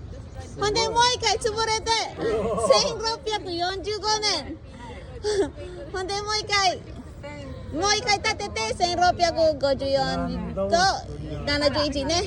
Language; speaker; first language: Japanese; non-native, fluent; Filipino